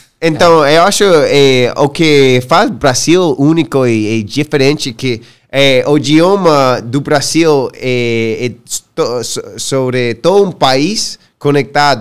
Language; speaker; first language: Portuguese; non-native, learner; English